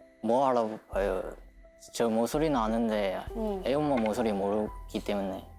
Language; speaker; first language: Korean; non-native, learner; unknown